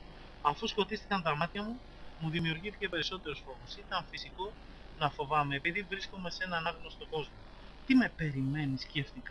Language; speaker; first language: Greek; native; Greek